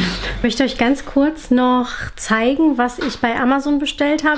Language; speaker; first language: German; native; German